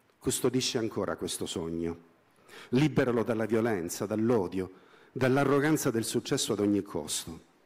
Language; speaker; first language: Italian; native; Italian